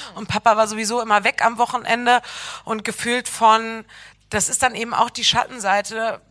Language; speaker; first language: German; native; German